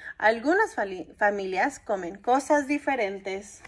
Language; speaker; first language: Spanish; early bilingual, heritage; Spanish